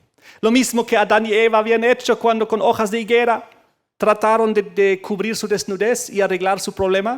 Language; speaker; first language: Spanish; native; Spanish